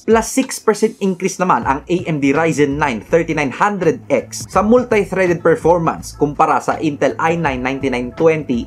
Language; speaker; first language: Filipino; native; Filipino